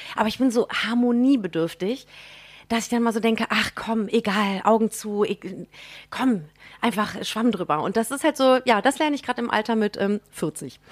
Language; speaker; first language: German; native; German